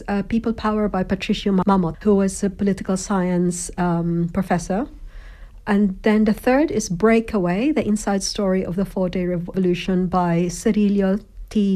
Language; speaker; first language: English; non-native, local second language; Cebuano